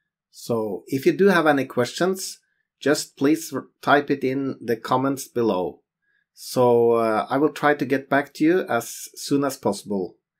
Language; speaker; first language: English; non-native, fluent; Norwegian